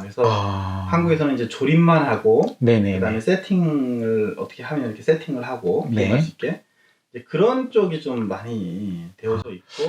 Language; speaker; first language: Korean; native; Korean